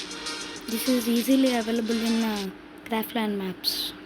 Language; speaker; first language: English; non-native, local second language; Telugu